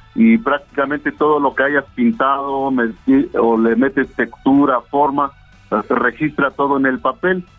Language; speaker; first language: Spanish; non-native, local second language; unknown